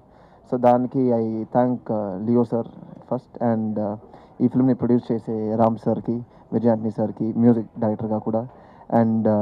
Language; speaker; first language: Telugu; non-native, learner; Tamil